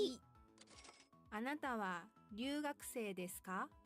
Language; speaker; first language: Japanese; non-native, learner; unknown